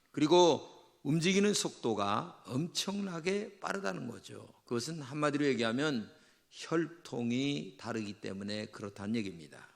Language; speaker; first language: Korean; native; Korean